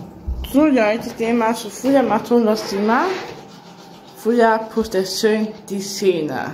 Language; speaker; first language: German; early bilingual, other home language; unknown